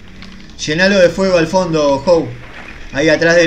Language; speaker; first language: Spanish; native; Spanish